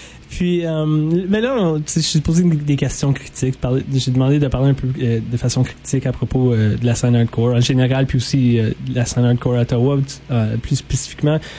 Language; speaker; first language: French; native; French